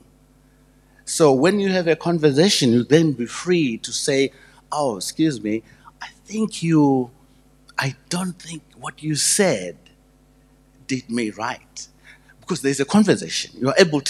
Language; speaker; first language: English; non-native, local second language; Shona